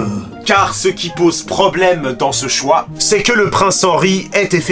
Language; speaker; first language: French; native; French